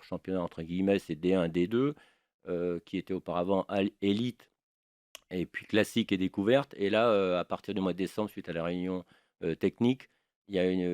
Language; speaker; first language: French; native; French